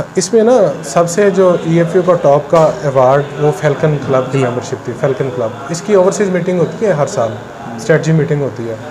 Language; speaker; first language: Urdu; non-native, local second language; Punjabi